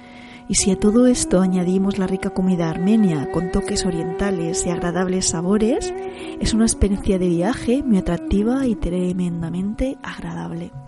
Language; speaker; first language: Spanish; native; Spanish